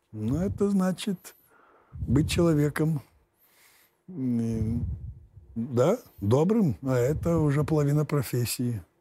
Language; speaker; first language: Russian; non-native, fluent; Lithuanian